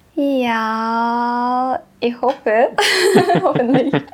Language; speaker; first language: German; non-native, fluent; Japanese